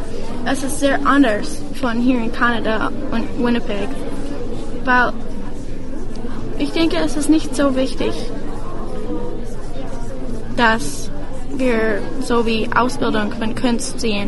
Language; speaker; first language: German; non-native, learner; English